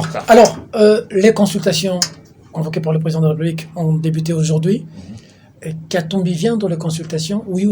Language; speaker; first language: French; non-native, local second language; Lingala